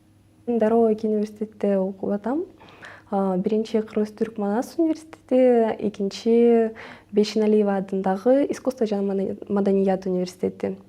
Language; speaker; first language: Kyrgyz; non-native, local second language; Russian